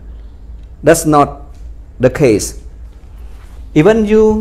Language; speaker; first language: English; non-native, fluent; Khmer